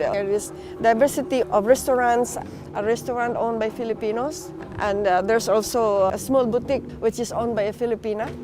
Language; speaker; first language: English; non-native, fluent; Filipino